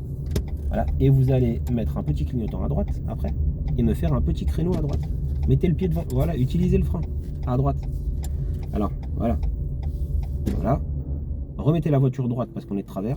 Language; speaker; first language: French; native; French